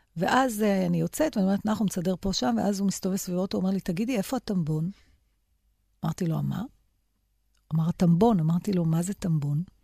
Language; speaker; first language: Hebrew; native; Hebrew